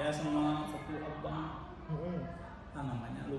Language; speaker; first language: Indonesian; non-native, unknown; Malayalam